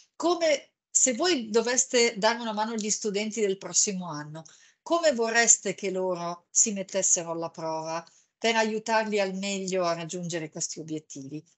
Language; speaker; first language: Italian; native; Italian